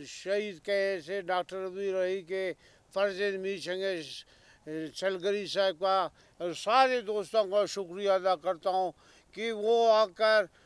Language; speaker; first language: Urdu; non-native, local second language; Baluchi